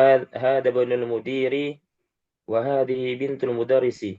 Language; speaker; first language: Arabic; non-native, learner; Indonesian